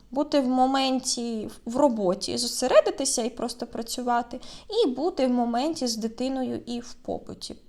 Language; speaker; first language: Ukrainian; native; Ukrainian